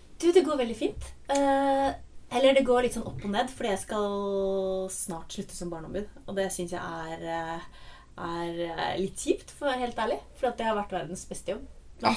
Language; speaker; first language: Norwegian; native; Norwegian